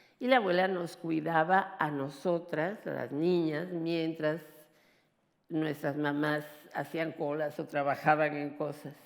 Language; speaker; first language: Spanish; native; Spanish